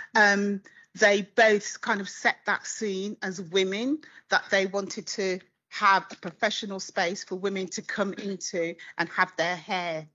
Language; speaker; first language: English; native; English